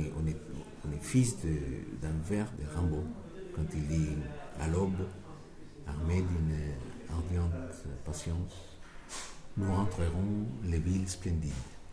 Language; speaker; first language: French; non-native, fluent; Spanish